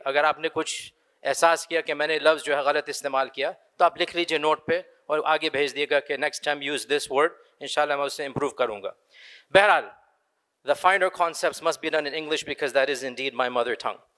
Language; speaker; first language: Urdu; early bilingual, other home language; English